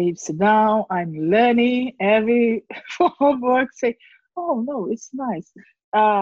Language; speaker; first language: English; non-native, learner; Portuguese